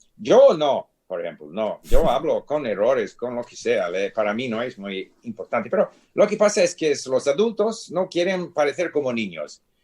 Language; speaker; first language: Spanish; non-native, fluent; English